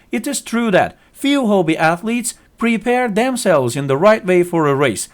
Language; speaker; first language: English; non-native, fluent; Turkish